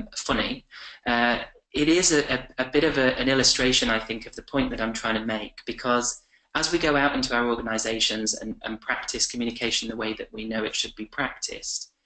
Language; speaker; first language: English; native; English